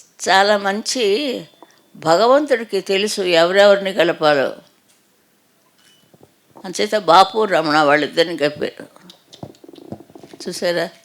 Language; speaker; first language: Telugu; native; Telugu